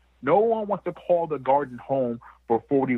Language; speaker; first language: English; native; English